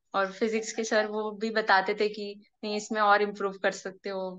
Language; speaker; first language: Hindi; non-native, local second language; Marathi